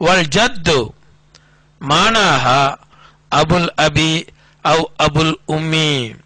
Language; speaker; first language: Arabic; non-native, fluent; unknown